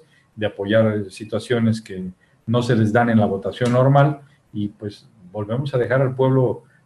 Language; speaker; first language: Spanish; native; Spanish